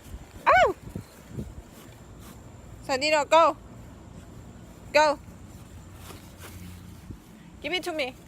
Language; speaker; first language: English; non-native, learner; Thai